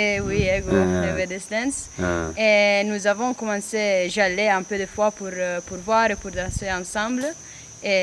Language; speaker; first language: French; non-native, learner; Italian